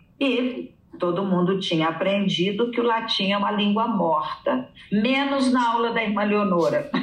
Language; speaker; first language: Portuguese; native; Portuguese